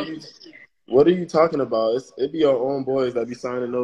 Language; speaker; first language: English; native; English